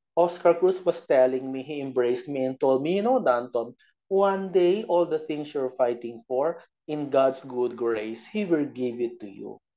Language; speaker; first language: English; non-native, local second language; Bikol